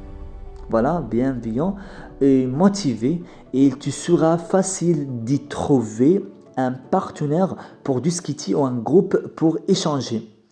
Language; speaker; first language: French; non-native, fluent; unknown